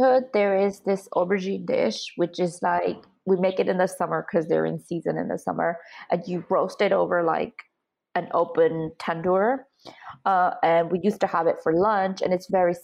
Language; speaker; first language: English; native; English